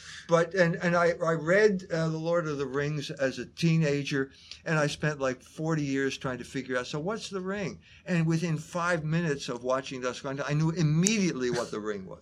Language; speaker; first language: English; native; English